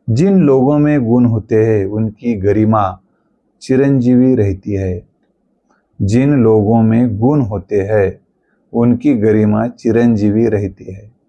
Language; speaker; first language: Hindi; non-native, local second language; Marathi